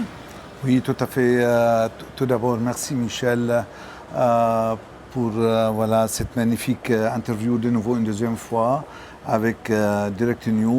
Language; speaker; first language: French; non-native, local second language; Arabic